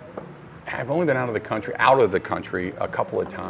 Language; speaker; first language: English; native; English